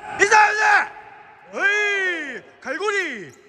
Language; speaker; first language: Korean; native; Korean